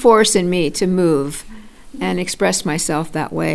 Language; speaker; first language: English; native; English